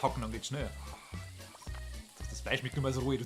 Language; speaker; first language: German; native; German